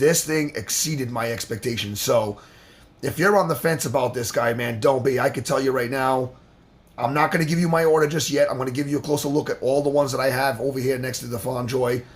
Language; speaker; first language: English; native; English